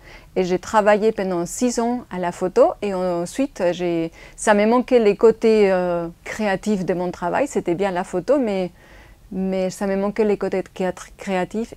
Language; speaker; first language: French; non-native, fluent; Spanish